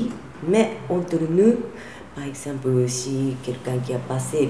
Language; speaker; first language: French; non-native, learner; Japanese